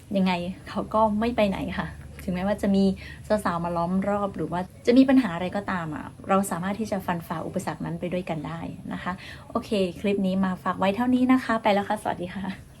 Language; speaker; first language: Thai; native; Thai